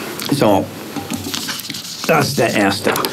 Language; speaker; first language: German; non-native, fluent; English